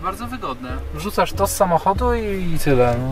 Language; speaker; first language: Polish; native; Polish